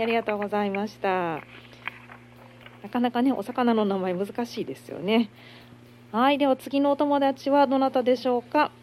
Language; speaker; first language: Japanese; native; Japanese